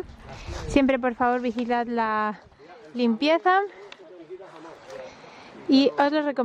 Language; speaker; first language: Spanish; native; Spanish